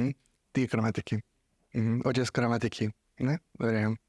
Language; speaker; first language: Greek; non-native, fluent; English